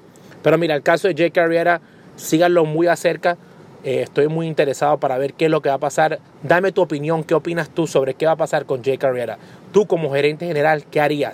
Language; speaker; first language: Spanish; early bilingual, heritage; Spanish